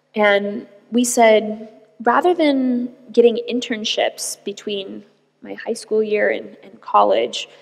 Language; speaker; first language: English; native; English